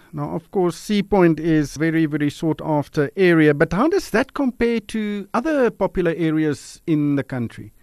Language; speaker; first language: English; non-native, local second language; Afrikaans